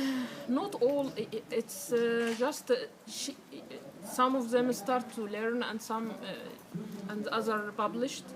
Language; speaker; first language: English; non-native, learner; Arabic